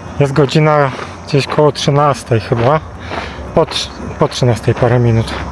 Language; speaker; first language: Polish; native; Polish